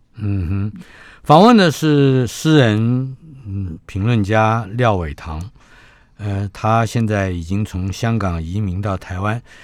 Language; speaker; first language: Chinese; native; Chinese